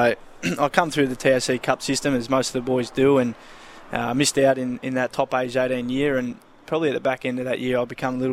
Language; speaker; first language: English; native; English